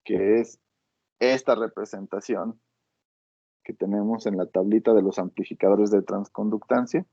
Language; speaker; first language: Spanish; native; Spanish